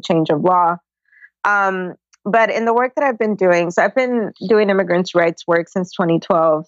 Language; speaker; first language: English; native; English